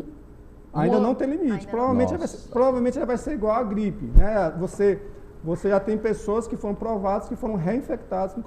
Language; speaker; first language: Portuguese; native; Portuguese